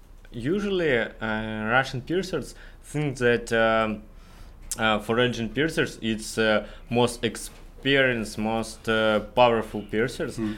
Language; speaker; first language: English; non-native, learner; Russian